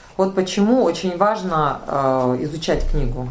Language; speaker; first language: Russian; native; Russian